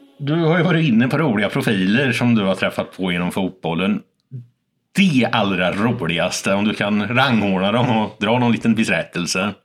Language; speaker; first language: Swedish; native; Swedish